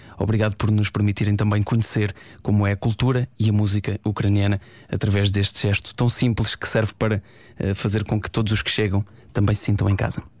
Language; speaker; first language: Portuguese; native; Portuguese